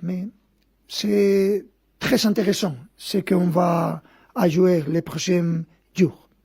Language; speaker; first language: French; non-native, fluent; Spanish